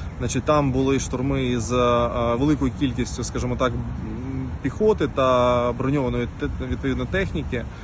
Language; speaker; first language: Ukrainian; native; Ukrainian